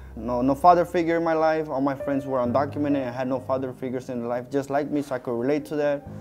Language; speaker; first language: English; native; English